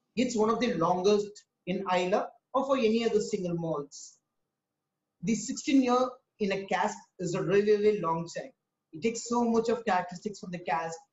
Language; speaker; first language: English; non-native, local second language; Tamil